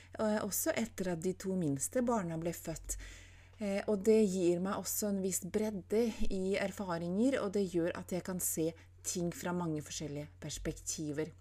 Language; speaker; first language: Norwegian; non-native, fluent; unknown